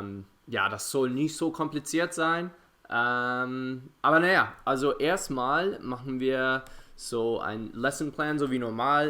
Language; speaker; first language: German; non-native, fluent; English